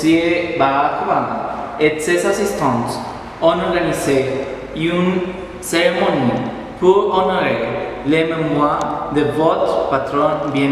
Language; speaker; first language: French; non-native, learner; Spanish